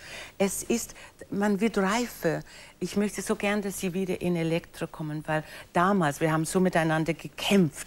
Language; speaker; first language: German; non-native, fluent; English